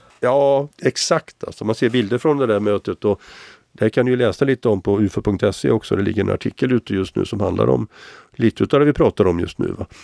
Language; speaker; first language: Swedish; native; Swedish